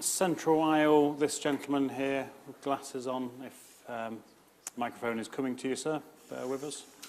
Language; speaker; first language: English; native; English